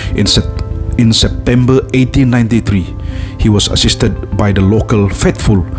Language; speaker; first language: English; non-native, local second language; Malay